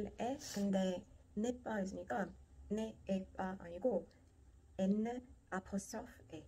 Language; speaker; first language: French; non-native, learner; Korean